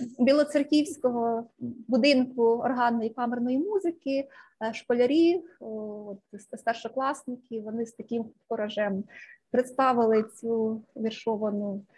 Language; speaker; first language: Ukrainian; native; Ukrainian